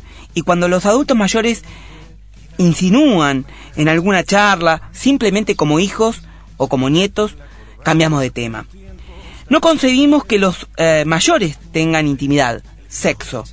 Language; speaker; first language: Spanish; native; Spanish